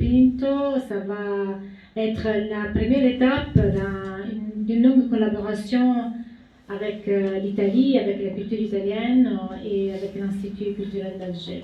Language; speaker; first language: French; non-native, fluent; Italian